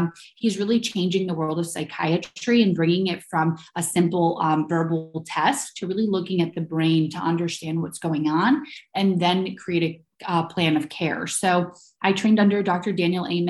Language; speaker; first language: English; native; English